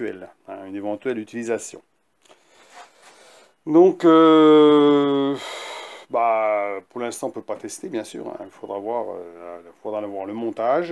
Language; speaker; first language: French; native; French